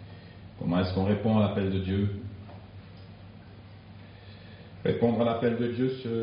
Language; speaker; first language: French; native; French